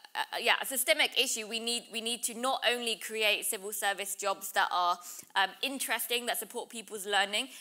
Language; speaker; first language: English; native; English